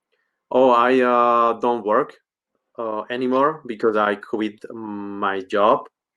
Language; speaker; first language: English; non-native, learner; Slovak